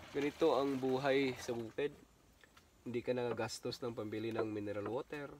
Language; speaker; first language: Filipino; non-native, local second language; Cebuano